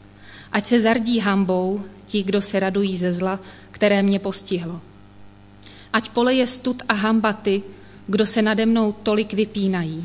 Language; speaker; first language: Czech; native; Czech